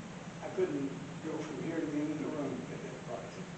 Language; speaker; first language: English; native; English